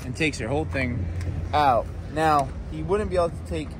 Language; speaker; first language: English; native; English